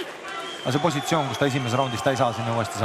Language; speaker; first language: Estonian; native; Estonian